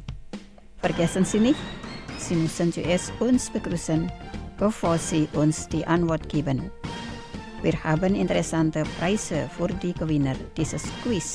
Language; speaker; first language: German; non-native, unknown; Indonesian